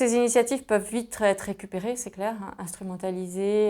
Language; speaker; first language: French; native; French